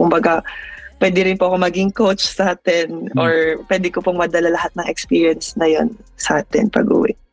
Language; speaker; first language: Filipino; native; Filipino